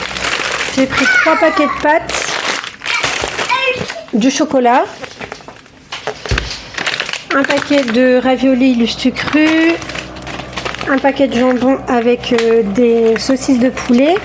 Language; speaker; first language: French; native; French